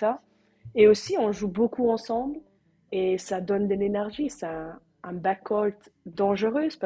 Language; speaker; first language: French; non-native, learner; Dutch